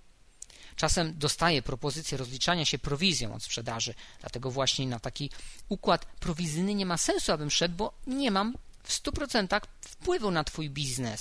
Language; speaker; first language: Polish; native; Polish